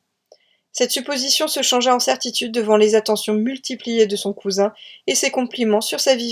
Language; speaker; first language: French; native; French